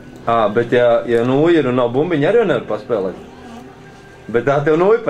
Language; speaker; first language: Latvian; native; Latvian